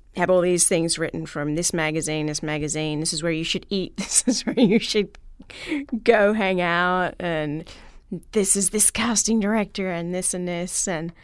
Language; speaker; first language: English; native; English